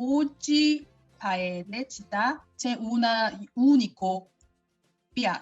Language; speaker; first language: Italian; non-native, learner; Korean